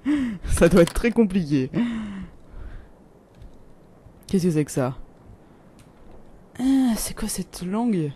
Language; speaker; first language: French; native; French